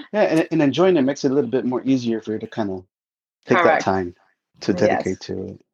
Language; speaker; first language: English; early bilingual, other home language; Spanish